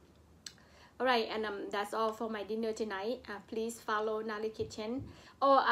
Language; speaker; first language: English; non-native, local second language; Lao